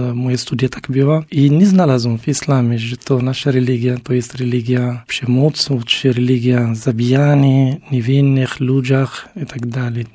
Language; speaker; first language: Polish; non-native, learner; Arabic